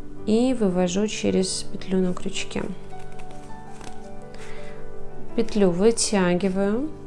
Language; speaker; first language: Russian; native; Russian